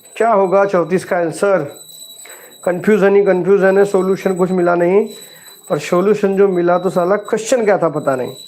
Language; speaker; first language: Hindi; non-native, local second language; Marathi